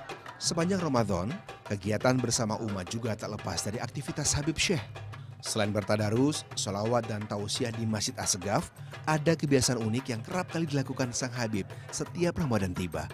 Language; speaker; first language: Indonesian; native; Indonesian